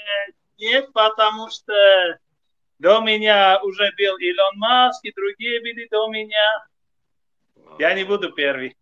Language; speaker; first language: Russian; non-native, fluent; Armenian